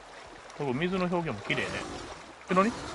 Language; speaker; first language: Japanese; native; Japanese